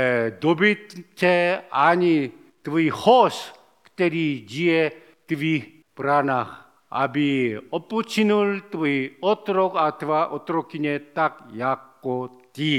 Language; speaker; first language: Czech; non-native, learner; Korean